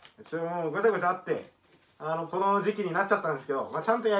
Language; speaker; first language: Japanese; native; Japanese